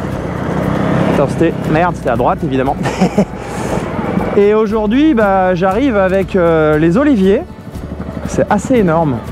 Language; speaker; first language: French; native; French